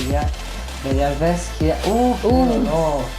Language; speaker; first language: French; native; French